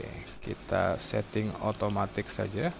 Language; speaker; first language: Indonesian; native; Indonesian